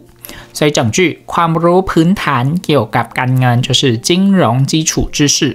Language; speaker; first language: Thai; non-native, fluent; Chinese